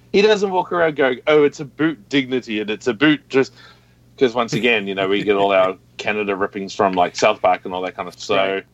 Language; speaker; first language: English; native; English